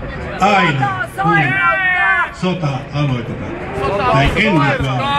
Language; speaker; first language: Finnish; non-native, fluent; Arabic